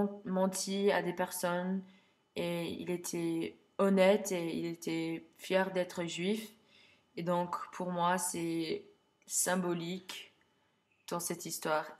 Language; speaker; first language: French; non-native, learner; English